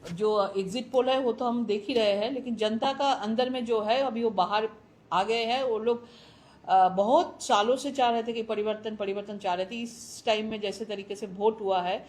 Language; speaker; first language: Hindi; non-native, local second language; Bangla